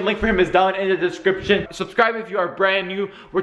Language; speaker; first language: English; native; English